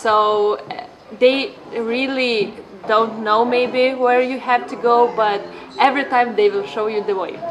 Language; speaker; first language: English; non-native, fluent; Lithuanian